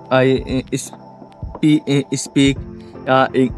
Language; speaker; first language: English; non-native, learner; Hindi